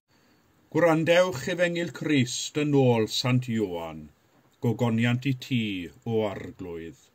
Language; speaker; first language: Welsh; native; Welsh